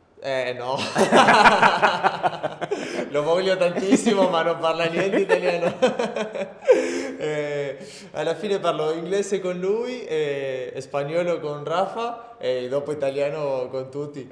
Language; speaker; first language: Italian; non-native, learner; Spanish